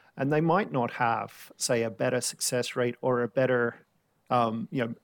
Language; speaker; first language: English; native; English